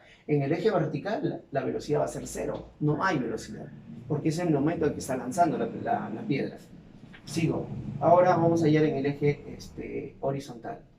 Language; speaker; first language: Spanish; native; Spanish